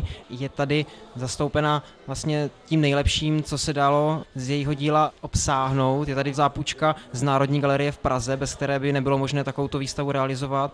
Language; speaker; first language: Czech; native; Czech